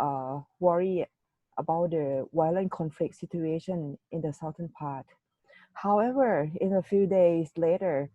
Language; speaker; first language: English; non-native, learner; Thai